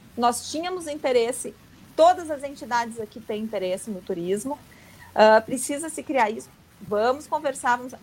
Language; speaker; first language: Portuguese; native; Portuguese